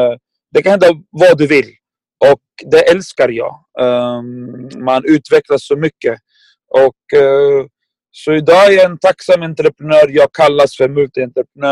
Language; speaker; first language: Swedish; non-native, fluent; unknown